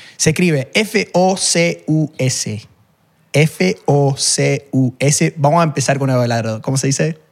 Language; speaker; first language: Spanish; non-native, fluent; English